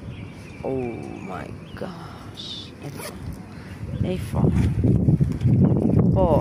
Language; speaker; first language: Hebrew; non-native, learner; Ukrainian